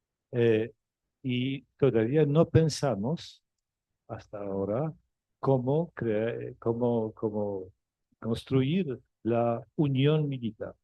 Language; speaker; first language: Spanish; non-native, fluent; Polish